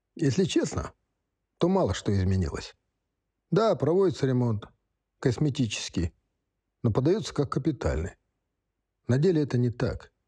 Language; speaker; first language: Russian; non-native, local second language; Kazakh